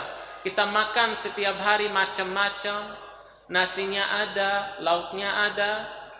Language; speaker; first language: Indonesian; non-native, fluent; Arabic